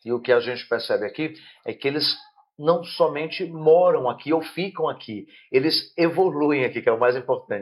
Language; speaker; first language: Portuguese; native; Portuguese